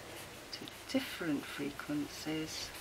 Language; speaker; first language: English; native; English